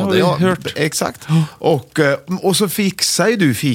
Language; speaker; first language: Swedish; native; Swedish